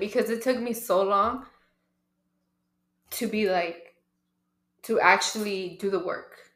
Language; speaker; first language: English; early bilingual, other home language; Spanish